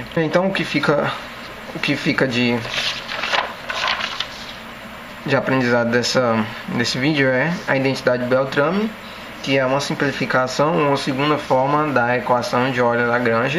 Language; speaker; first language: Portuguese; native; Portuguese